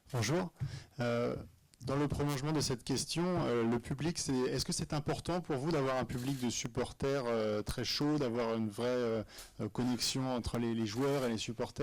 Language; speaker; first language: French; native; French